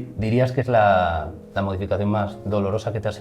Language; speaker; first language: Spanish; native; Spanish